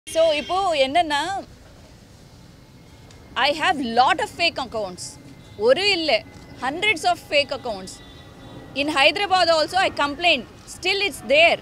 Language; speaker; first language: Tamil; non-native, learner; Telugu